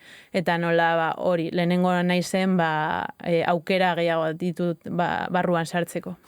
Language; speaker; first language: Basque; native; Basque